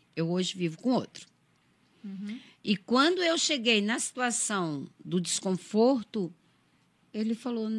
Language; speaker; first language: Portuguese; native; Portuguese